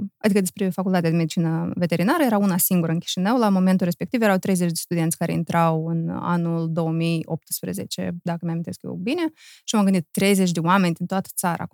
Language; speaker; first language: Romanian; native; Romanian